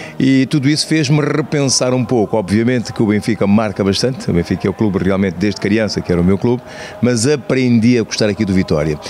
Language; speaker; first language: Portuguese; native; Portuguese